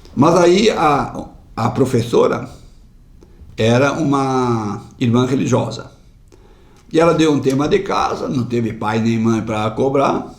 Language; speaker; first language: Portuguese; non-native, local second language; German